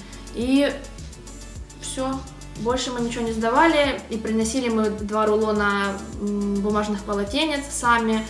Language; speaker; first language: Russian; native; Russian